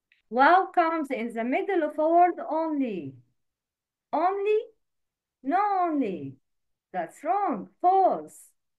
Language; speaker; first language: English; non-native, learner; Arabic